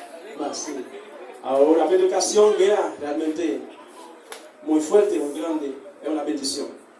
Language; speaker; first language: Spanish; non-native, learner; Haitian Creole